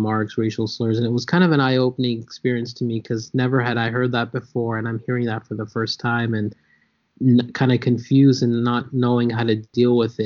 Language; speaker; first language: English; native; English